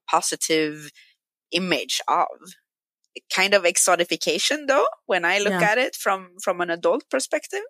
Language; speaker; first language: English; non-native, fluent; Swedish